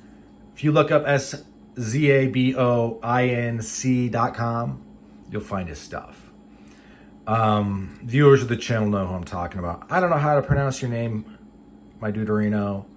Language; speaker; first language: English; native; English